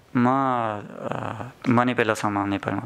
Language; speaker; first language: Nepali; non-native, learner; German